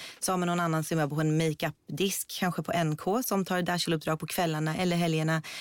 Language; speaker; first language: Swedish; early bilingual, other home language; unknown